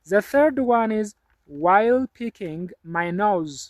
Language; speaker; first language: English; non-native, local second language; Amharic